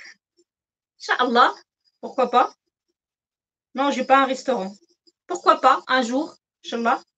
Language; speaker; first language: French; non-native, local second language; Arabic